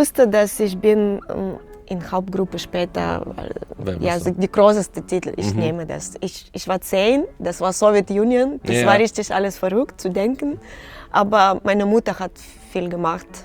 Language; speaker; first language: German; non-native, learner; Russian